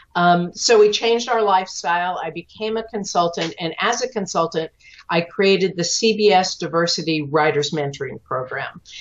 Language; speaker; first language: English; native; English